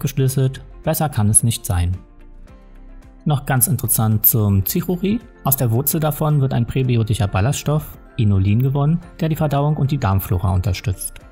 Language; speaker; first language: German; native; German